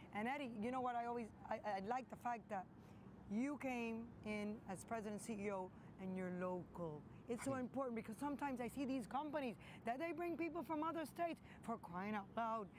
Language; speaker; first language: English; early bilingual, other home language; Spanish